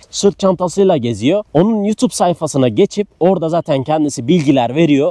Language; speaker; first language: Turkish; native; Turkish